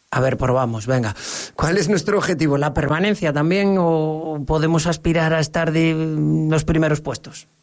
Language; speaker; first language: Spanish; native; Spanish